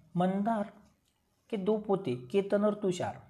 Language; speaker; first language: Hindi; non-native, local second language; Marathi